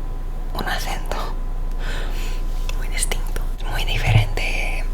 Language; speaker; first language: Spanish; non-native, learner; English